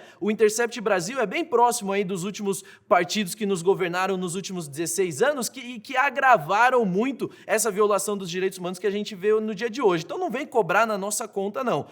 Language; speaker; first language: Portuguese; native; Portuguese